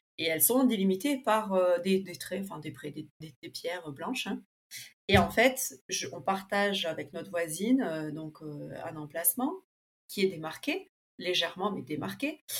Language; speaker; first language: French; early bilingual, other home language; Spanish